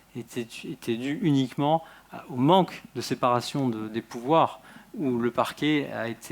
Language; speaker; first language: French; native; French